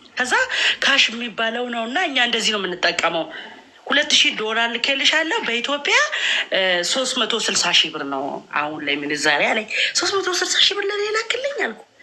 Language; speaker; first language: Amharic; native; Amharic